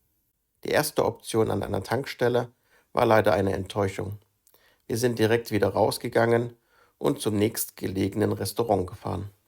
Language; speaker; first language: German; native; German